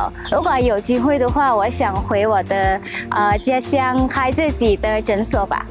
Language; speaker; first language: Chinese; non-native, fluent; Thai